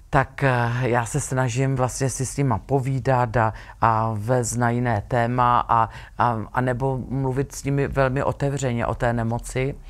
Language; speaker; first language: Czech; native; Czech